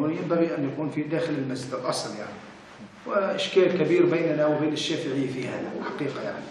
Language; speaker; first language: Arabic; native; Arabic